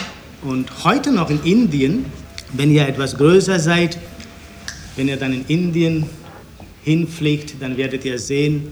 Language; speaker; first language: German; non-native, fluent; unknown